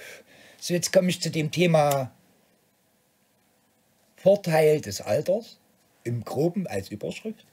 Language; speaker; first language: German; native; German